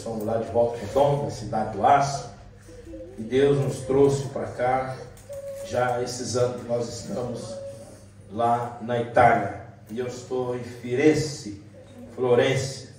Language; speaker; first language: Portuguese; native; Portuguese